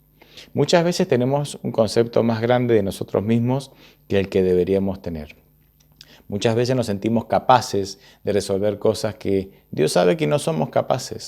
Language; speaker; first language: Spanish; native; Spanish